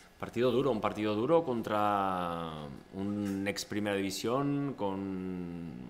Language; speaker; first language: Spanish; non-native, local second language; Catalan